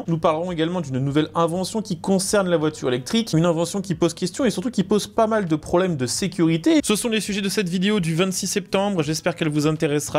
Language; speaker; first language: French; native; French